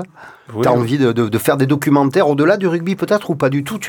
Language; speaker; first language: French; native; French